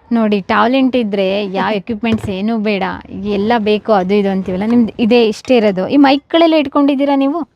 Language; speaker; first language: Kannada; native; Kannada